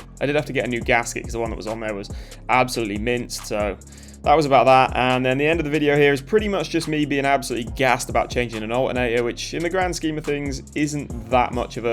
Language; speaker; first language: English; native; English